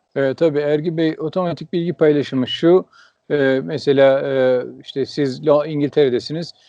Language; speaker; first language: Turkish; early bilingual, heritage; Turkish